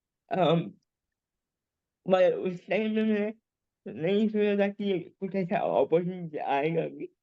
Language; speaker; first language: Hindi; early bilingual, heritage; Hindi